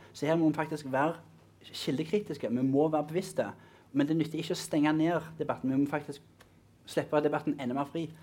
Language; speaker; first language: Norwegian; native; Norwegian